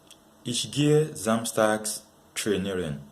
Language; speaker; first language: German; non-native, learner; Yoruba